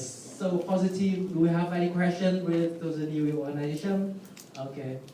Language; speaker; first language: English; non-native, learner; Vietnamese